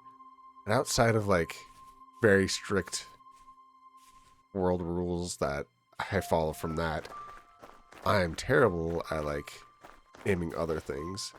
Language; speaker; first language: English; native; English